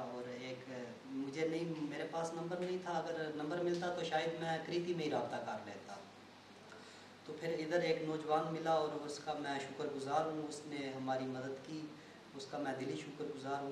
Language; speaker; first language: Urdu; non-native, local second language; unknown